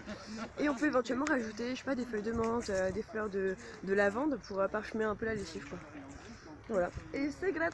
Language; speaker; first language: French; native; French